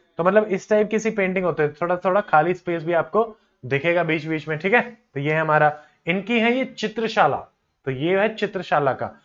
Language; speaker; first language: Hindi; native; Hindi